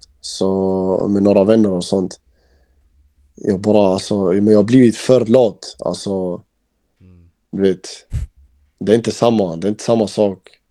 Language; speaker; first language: Swedish; early bilingual, other home language; Albanian